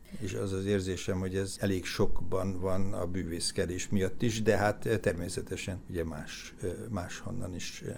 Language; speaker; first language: Hungarian; native; Hungarian